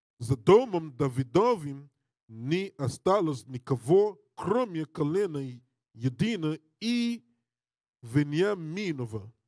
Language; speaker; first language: Russian; non-native, learner; English